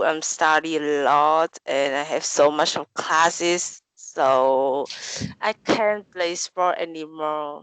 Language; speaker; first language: English; non-native, learner; Vietnamese